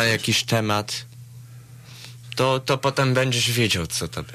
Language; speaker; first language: Polish; early bilingual, heritage; Polish